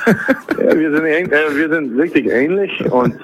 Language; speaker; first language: German; non-native, fluent; English